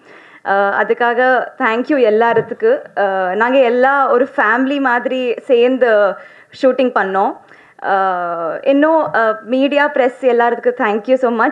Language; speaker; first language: Tamil; non-native, learner; Telugu